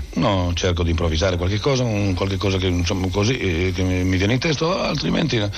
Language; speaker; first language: Italian; native; Italian